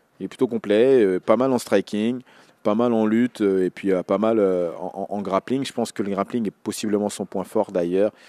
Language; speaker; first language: French; native; French